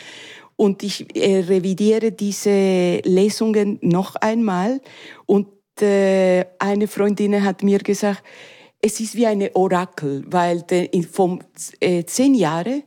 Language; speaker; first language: German; non-native, learner; Spanish